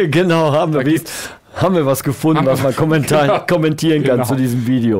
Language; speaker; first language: German; native; German